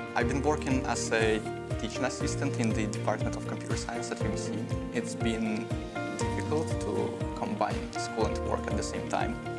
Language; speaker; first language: English; non-native, fluent; Russian